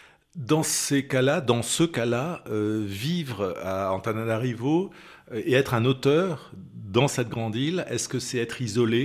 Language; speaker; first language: French; native; French